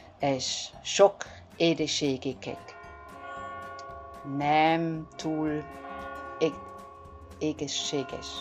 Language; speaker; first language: Hungarian; non-native, learner; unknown